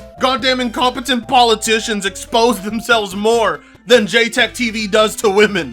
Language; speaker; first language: English; native; English